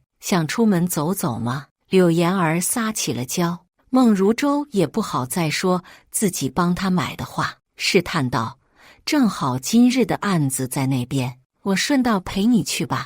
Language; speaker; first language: Chinese; native; Chinese